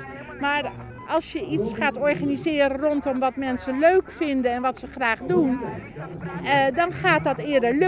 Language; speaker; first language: Dutch; native; Dutch